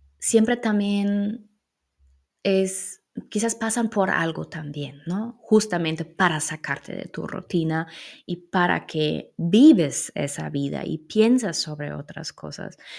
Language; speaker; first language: Spanish; non-native, fluent; German